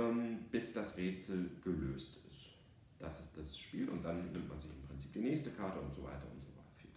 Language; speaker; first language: German; native; German